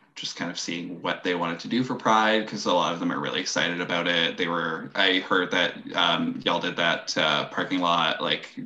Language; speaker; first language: English; non-native, fluent; French